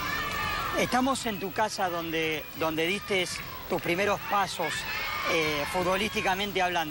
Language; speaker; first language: Spanish; native; Spanish